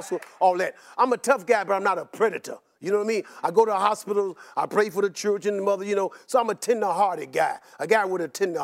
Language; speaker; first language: English; native; English